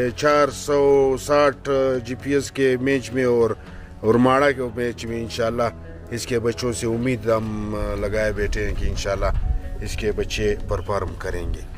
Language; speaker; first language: Urdu; non-native, local second language; Pashto